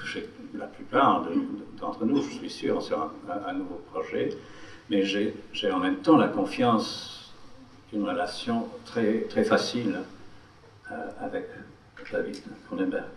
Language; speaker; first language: French; non-native, fluent; English